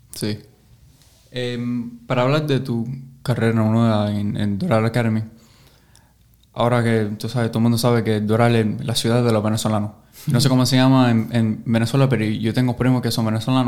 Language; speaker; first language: Spanish; early bilingual, heritage; English